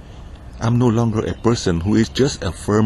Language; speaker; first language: English; non-native, fluent; Vietnamese